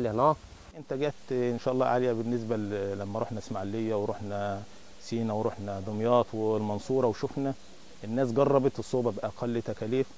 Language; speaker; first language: Arabic; native; Arabic